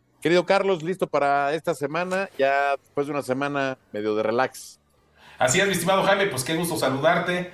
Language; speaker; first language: Spanish; native; Spanish